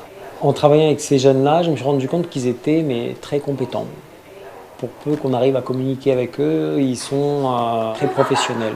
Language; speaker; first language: French; native; French